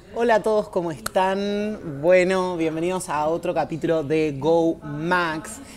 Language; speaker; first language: Spanish; native; Spanish